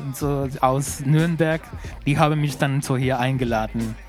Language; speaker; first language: German; non-native, fluent; Spanish